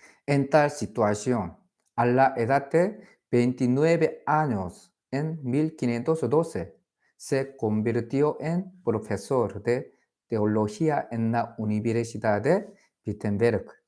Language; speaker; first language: Spanish; non-native, fluent; Korean